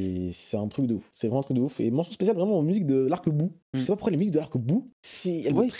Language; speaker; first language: French; native; French